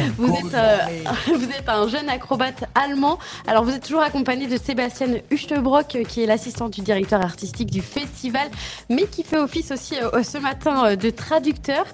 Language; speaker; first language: French; native; French